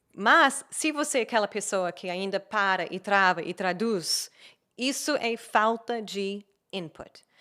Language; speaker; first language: Portuguese; non-native, fluent; English